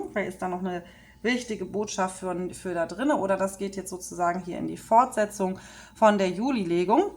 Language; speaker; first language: German; native; German